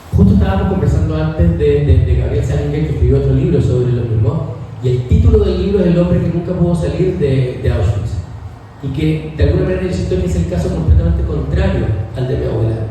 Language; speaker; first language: Spanish; native; Spanish